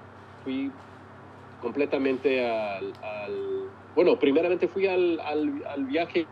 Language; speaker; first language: Spanish; early bilingual, heritage; English